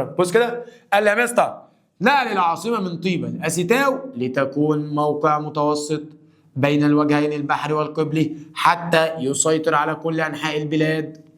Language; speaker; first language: Arabic; native; Arabic